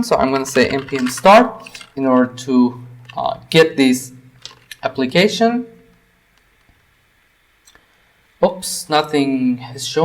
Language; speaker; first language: English; non-native, fluent; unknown